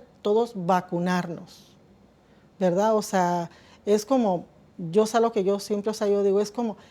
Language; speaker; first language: Spanish; native; Spanish